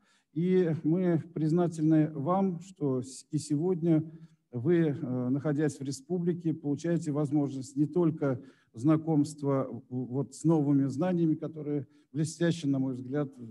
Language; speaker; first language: Russian; native; Russian